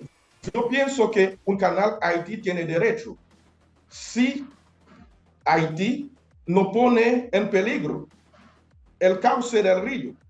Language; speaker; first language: Spanish; non-native, fluent; Haitian Creole